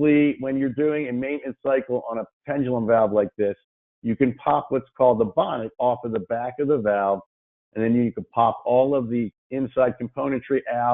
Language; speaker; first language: English; native; English